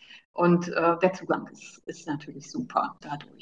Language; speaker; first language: German; native; German